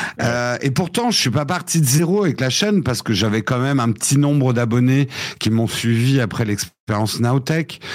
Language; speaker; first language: French; early bilingual, other home language; English